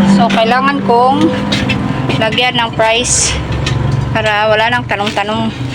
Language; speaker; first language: Filipino; non-native, local second language; Cebuano